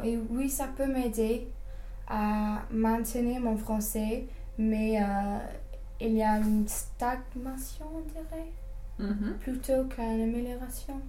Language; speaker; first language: French; non-native, fluent; English